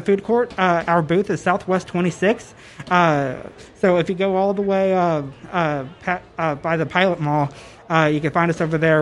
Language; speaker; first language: English; native; English